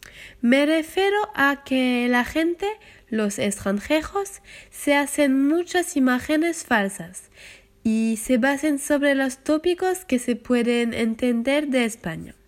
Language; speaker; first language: Spanish; non-native, learner; French